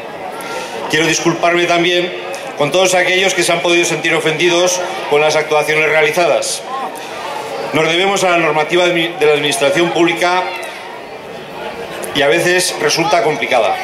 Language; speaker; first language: Spanish; native; Spanish